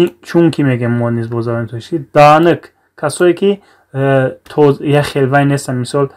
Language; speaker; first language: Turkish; non-native, fluent; Tajik